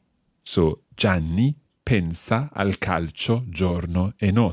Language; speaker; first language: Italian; non-native, fluent; English